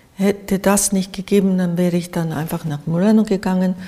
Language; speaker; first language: German; non-native, fluent; Japanese